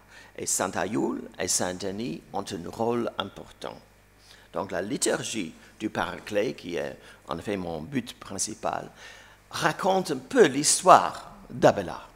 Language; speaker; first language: French; non-native, fluent; English